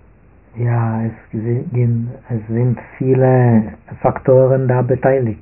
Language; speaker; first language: German; non-native, fluent; Czech